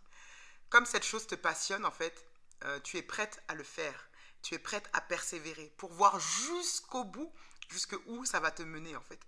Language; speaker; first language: French; native; French